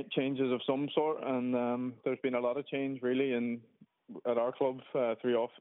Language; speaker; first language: English; native; English